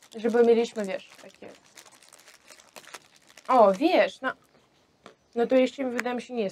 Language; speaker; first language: Polish; non-native, fluent; Russian